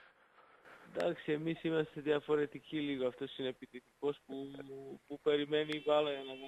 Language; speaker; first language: Greek; non-native, fluent; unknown